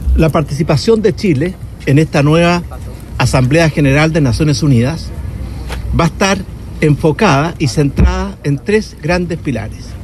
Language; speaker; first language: Spanish; native; Spanish